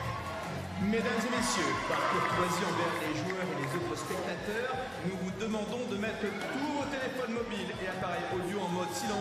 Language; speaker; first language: French; native; French